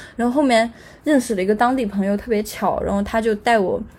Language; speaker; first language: Chinese; native; Chinese